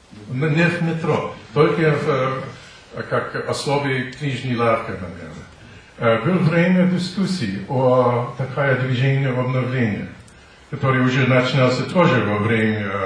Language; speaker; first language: Russian; non-native, learner; English